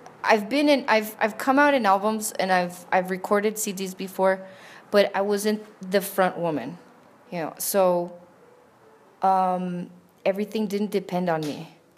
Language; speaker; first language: English; early bilingual, other home language; Spanish